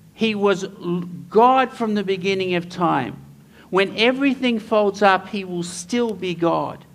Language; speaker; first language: English; native; English